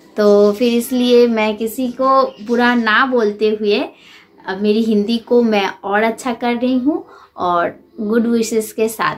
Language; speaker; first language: Hindi; non-native, fluent; Bangla